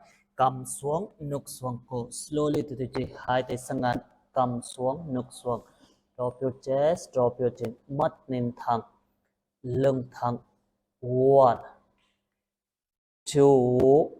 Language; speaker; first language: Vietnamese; non-native, learner; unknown